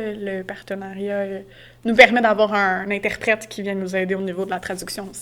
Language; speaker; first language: French; native; French